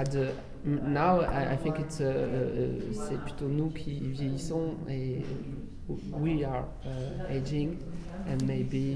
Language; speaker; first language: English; non-native, learner; French